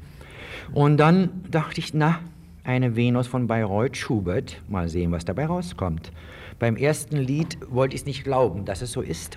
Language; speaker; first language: German; native; German